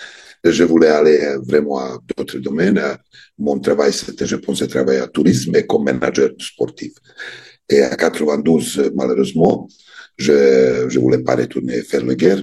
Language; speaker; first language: French; non-native, fluent; Serbian